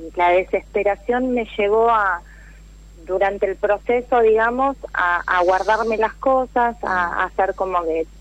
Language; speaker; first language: Spanish; native; Spanish